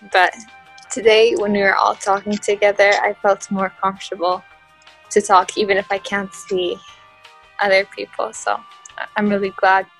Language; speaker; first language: English; non-native, fluent; Arabic